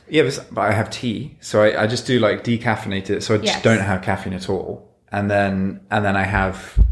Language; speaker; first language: English; native; English